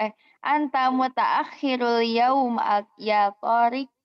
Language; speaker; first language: Arabic; non-native, fluent; Indonesian